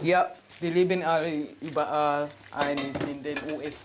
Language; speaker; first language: German; non-native, learner; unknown